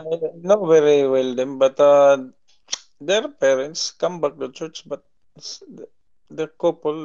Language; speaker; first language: English; non-native, local second language; Filipino